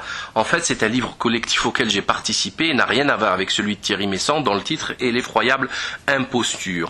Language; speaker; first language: French; native; French